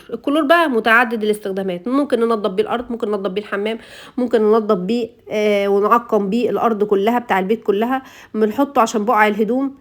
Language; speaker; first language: Arabic; native; Arabic